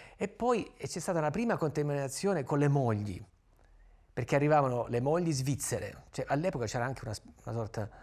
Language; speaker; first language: Italian; native; Italian